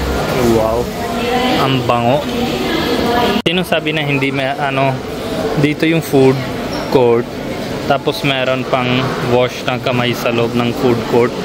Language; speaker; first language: Filipino; non-native, learner; Punjabi